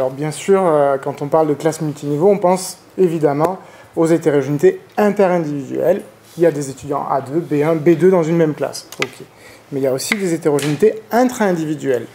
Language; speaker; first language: French; native; French